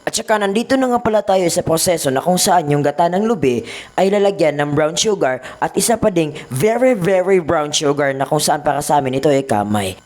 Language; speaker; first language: Filipino; non-native, local second language; Cebuano